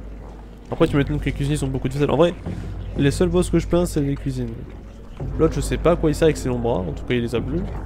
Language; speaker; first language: French; native; French